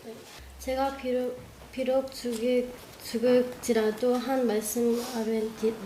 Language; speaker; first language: Korean; early bilingual, heritage; Korean